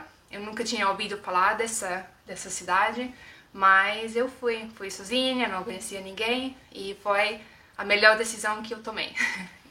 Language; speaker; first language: Portuguese; non-native, fluent; Estonian